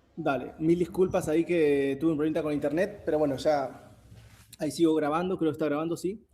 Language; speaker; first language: Spanish; native; Spanish